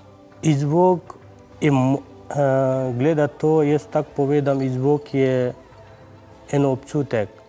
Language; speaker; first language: Slovenian; non-native, learner; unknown